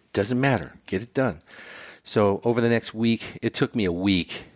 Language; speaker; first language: English; native; English